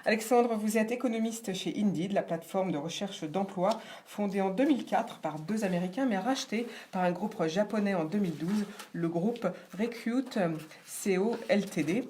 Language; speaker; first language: French; native; French